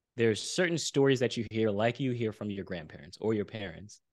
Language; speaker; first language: English; early bilingual, other home language; Haitian Creole